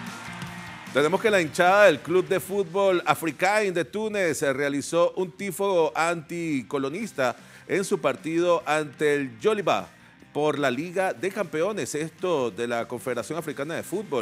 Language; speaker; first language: Spanish; native; Spanish